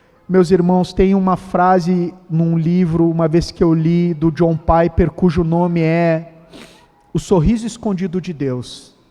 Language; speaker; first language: Portuguese; native; Portuguese